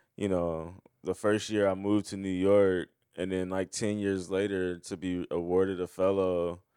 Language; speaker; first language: English; native; English